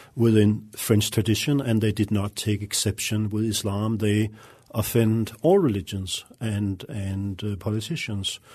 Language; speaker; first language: English; non-native, fluent; Danish